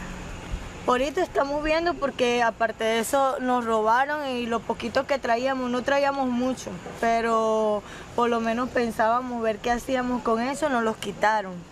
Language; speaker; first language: Spanish; native; Spanish